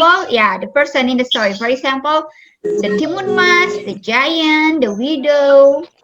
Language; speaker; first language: English; non-native, fluent; Indonesian